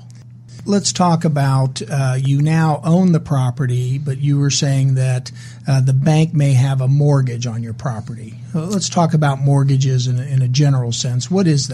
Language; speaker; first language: English; native; English